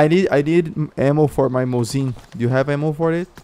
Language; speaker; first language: English; non-native, fluent; Portuguese